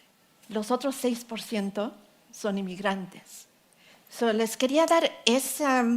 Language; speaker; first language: Spanish; early bilingual, heritage; Spanish